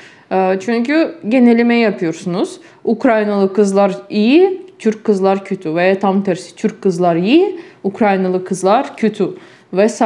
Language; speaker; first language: Turkish; non-native, fluent; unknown